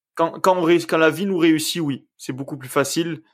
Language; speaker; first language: French; native; French